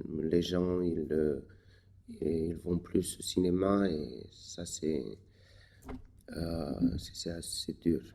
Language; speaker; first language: French; non-native, fluent; Romanian